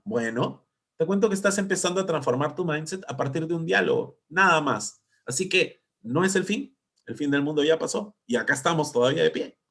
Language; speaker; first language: Spanish; native; Spanish